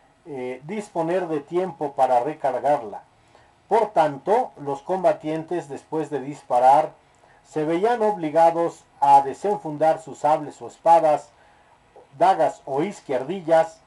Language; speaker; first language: Spanish; native; Spanish